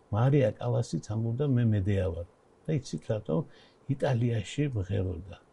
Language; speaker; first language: Georgian; native; Georgian